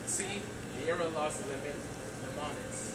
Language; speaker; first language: Spanish; non-native, learner; English